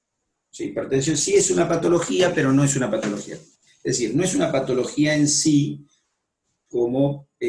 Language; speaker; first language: Spanish; native; Spanish